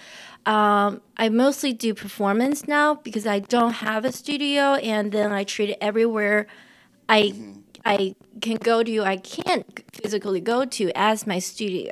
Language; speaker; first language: English; non-native, fluent; Chinese